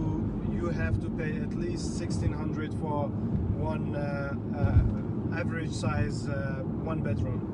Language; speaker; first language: English; non-native, fluent; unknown